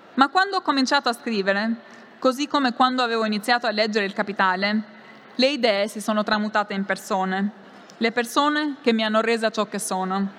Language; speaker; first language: Italian; non-native, fluent; Albanian